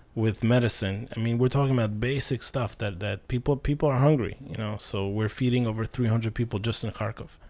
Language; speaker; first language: English; non-native, fluent; Russian